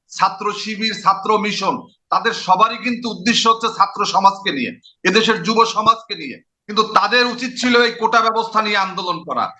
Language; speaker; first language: Bangla; native; Bangla